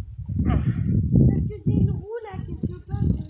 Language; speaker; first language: French; native; French